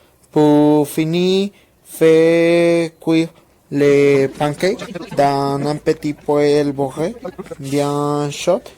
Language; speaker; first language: French; non-native, learner; Spanish